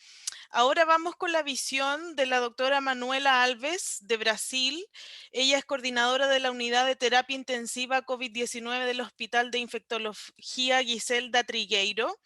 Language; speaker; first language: Spanish; native; Spanish